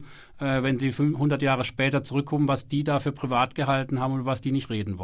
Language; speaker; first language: German; native; German